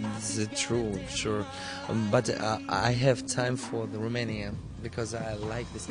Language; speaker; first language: English; non-native, learner; Russian